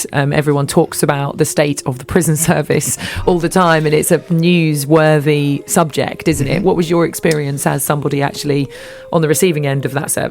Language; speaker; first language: English; native; English